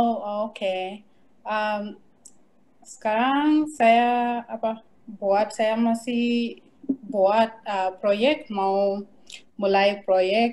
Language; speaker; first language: Indonesian; non-native, learner; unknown